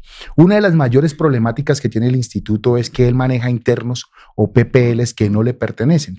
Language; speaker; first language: Spanish; native; Spanish